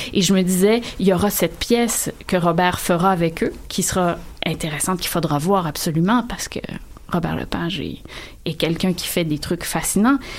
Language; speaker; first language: French; native; French